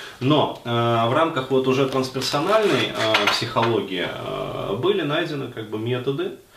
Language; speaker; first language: Russian; native; Russian